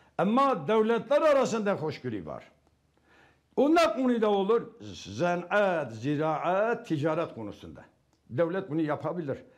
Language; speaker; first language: Turkish; non-native, local second language; Kurdish